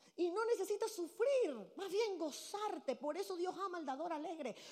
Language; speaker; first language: Spanish; native; Spanish